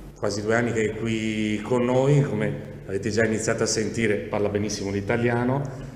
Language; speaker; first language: Italian; native; Italian